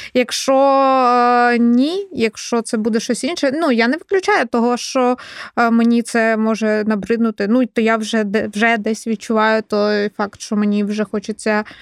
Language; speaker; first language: Ukrainian; non-native, local second language; Russian